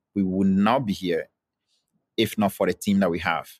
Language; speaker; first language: English; non-native, local second language; Ewe